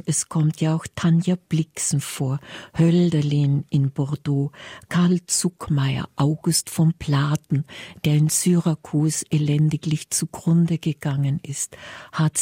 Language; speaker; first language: German; native; German